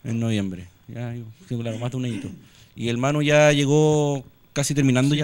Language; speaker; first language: Spanish; native; Spanish